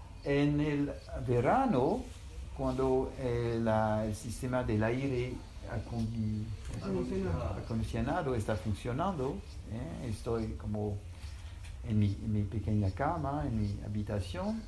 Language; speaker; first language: Spanish; non-native, fluent; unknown